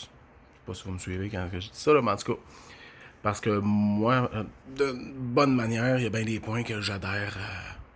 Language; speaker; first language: French; native; French